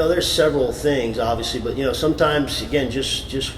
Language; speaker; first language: English; native; English